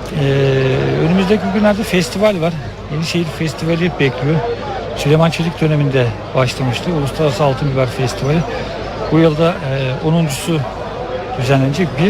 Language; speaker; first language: Turkish; native; Turkish